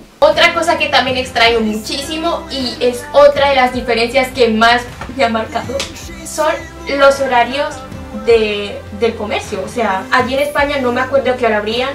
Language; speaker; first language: Spanish; native; Spanish